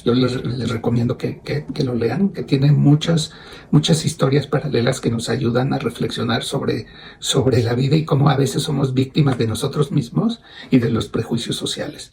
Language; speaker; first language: Spanish; native; Spanish